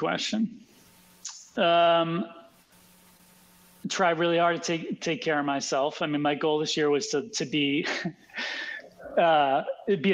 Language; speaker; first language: English; native; English